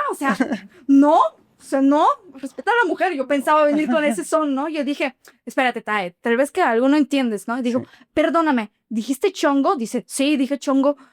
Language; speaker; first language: Spanish; non-native, fluent; Ukrainian